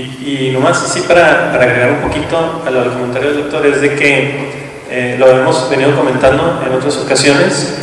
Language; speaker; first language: Spanish; native; Spanish